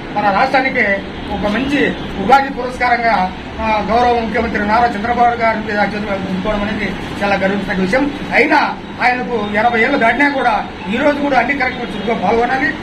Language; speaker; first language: Telugu; native; Telugu